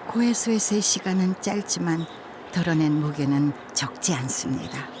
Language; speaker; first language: Korean; native; Korean